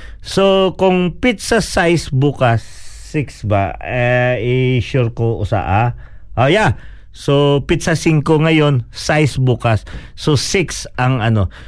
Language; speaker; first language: Filipino; non-native, local second language; Cebuano